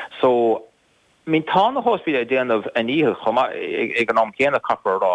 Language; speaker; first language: Irish; native; Irish